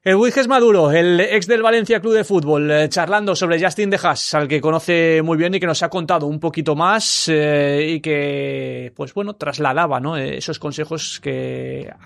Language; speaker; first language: Spanish; native; Spanish